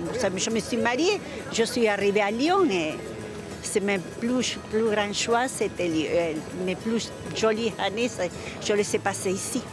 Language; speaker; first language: French; non-native, fluent; Spanish